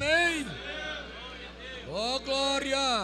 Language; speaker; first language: Portuguese; native; Portuguese